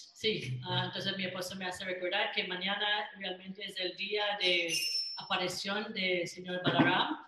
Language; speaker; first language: Spanish; non-native, fluent; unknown